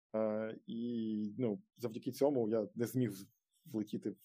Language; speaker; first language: Ukrainian; non-native, local second language; Russian